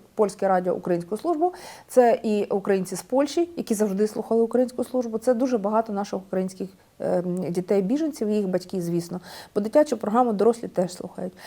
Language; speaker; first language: Ukrainian; native; Ukrainian